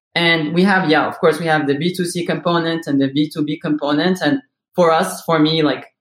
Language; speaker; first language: English; non-native, fluent; Arabic